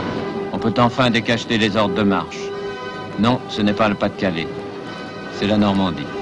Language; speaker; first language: French; native; French